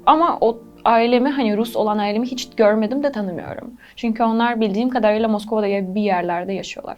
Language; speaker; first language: Turkish; non-native, fluent; Ukrainian